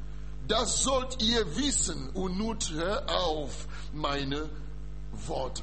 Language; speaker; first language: German; non-native, learner; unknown